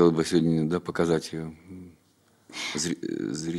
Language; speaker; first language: Russian; native; Russian